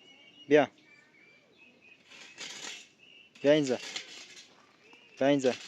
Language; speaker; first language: Persian; native; Persian